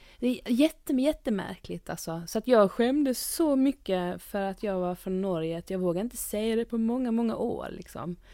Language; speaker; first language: Swedish; native; Swedish